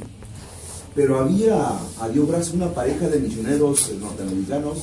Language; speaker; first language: Spanish; non-native, local second language; Shipibo-Conibo